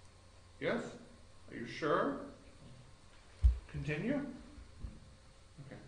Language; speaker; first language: English; native; English